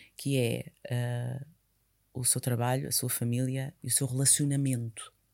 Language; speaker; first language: Portuguese; native; Portuguese